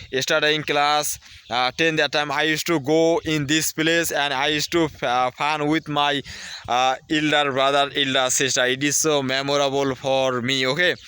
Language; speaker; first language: English; non-native, learner; Bangla